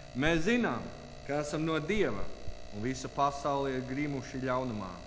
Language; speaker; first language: Latvian; non-native, learner; English